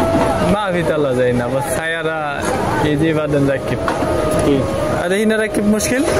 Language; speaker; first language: Arabic; non-native, learner; Bangla